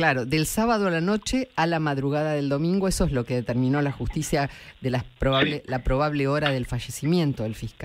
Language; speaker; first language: Spanish; native; Spanish